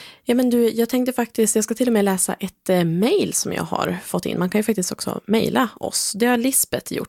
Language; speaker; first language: Swedish; native; Swedish